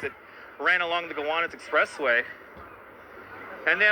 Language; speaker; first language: English; native; English